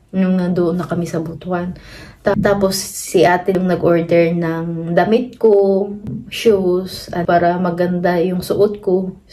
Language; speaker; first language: Filipino; non-native, local second language; Cebuano